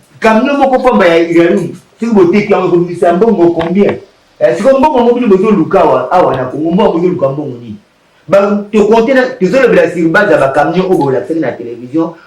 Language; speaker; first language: Lingala; non-native, local second language; Kongo